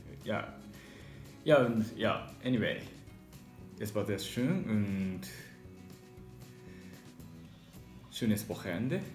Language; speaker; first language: German; non-native, learner; Japanese